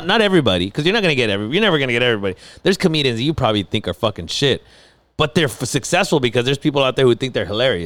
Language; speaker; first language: English; early bilingual, other home language; Spanish